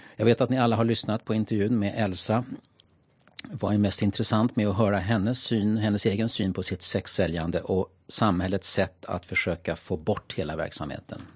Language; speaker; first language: Swedish; native; Swedish